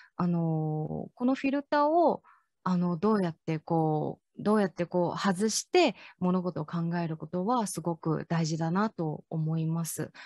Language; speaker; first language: Japanese; non-native, fluent; Chinese